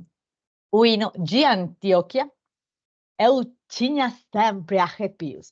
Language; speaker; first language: Portuguese; non-native, learner; Spanish